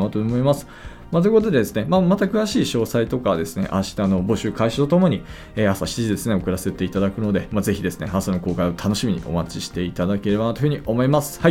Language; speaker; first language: Japanese; native; Japanese